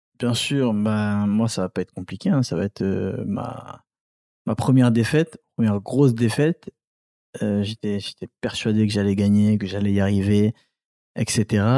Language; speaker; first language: French; early bilingual, other home language; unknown